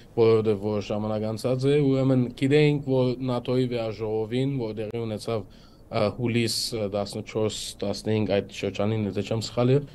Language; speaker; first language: Armenian; native; Armenian